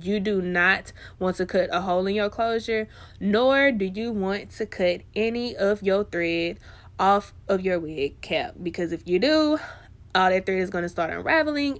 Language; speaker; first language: English; native; English